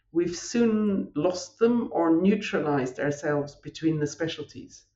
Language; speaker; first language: English; native; English